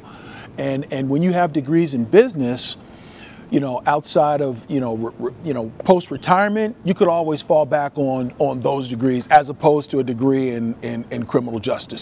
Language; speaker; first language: English; native; English